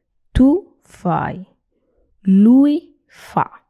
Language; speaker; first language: Italian; non-native, fluent; Nigerian Pidgin